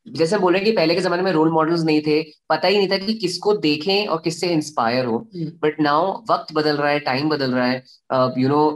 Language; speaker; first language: Hindi; native; Hindi